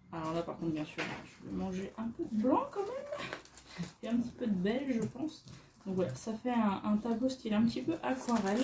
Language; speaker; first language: French; native; French